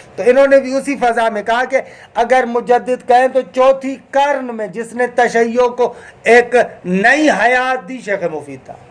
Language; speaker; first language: Urdu; non-native, local second language; Sindhi